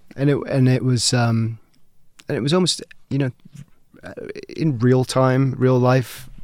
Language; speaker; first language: English; native; English